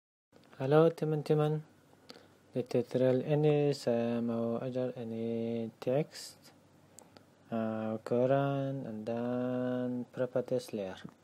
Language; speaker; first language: Indonesian; non-native, learner; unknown